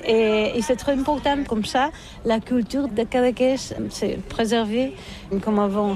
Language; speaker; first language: French; non-native, learner; Catalan